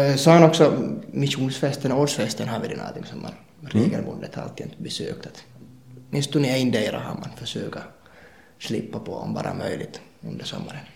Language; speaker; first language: Swedish; native; Swedish